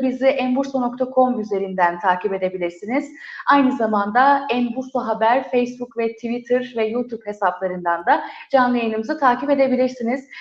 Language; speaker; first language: Turkish; native; Turkish